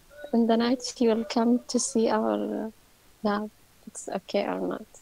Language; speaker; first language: English; non-native, learner; Arabic